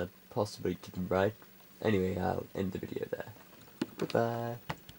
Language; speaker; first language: English; native; English